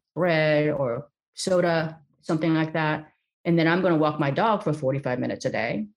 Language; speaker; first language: English; early bilingual, other home language; Korean